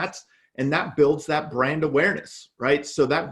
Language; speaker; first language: English; native; English